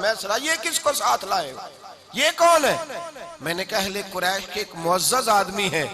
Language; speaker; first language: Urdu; non-native, local second language; Punjabi